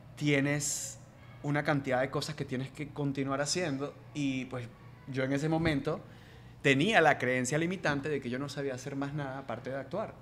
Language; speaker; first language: Spanish; native; Spanish